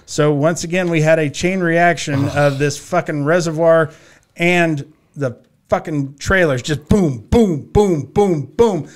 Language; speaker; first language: English; native; English